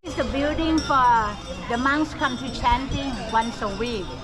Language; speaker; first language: English; non-native, fluent; Thai